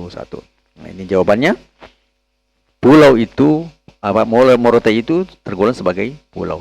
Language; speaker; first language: Indonesian; native; Indonesian